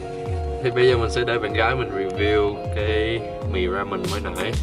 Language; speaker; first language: Vietnamese; early bilingual, other home language; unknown